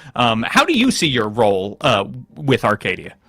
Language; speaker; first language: English; native; English